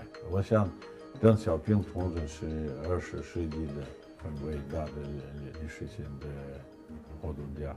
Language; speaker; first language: Chinese; non-native, fluent; Russian